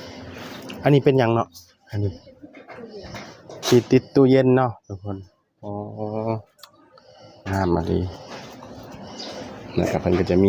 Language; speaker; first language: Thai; non-native, local second language; Northeastern Thai